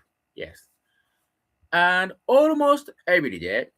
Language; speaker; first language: English; non-native, learner; Japanese